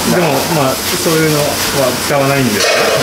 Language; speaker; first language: Japanese; native; Japanese